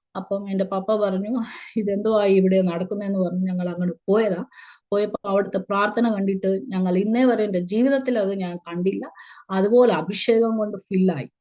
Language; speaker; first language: Malayalam; early bilingual, heritage; Malayalam